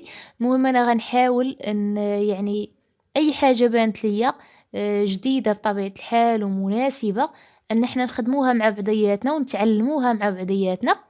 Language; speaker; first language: Arabic; native; Arabic